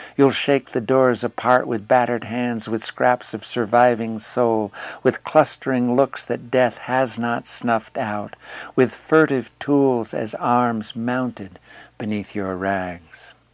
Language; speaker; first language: English; native; English